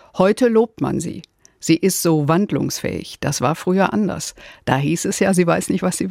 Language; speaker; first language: German; native; German